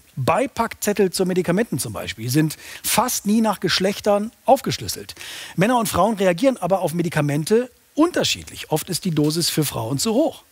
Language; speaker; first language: German; native; German